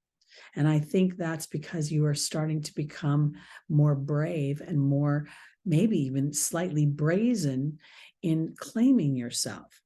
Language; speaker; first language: English; native; English